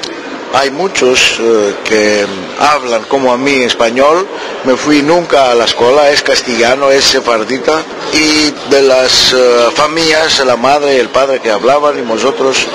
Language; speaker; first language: Spanish; early bilingual, heritage; Ladino